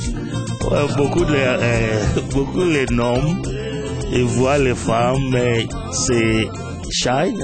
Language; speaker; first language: French; non-native, learner; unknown